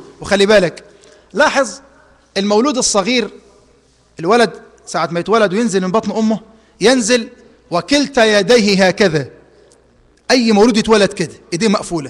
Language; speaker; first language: Arabic; native; Arabic